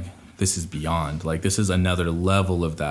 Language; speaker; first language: English; native; English